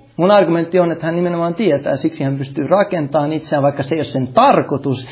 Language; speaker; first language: Finnish; early bilingual, heritage; Finnish